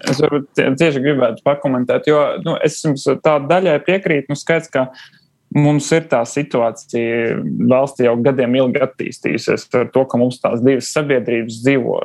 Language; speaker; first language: Latvian; non-native, local second language; Russian